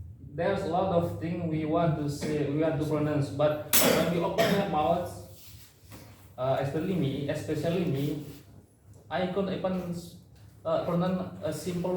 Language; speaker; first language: English; non-native, learner; Indonesian